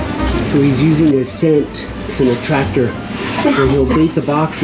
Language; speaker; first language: English; native; English